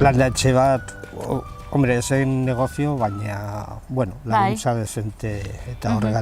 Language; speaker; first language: Basque; non-native, local second language; Spanish